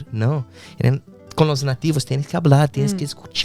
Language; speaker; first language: Spanish; non-native, fluent; English